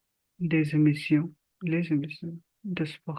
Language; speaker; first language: French; non-native, learner; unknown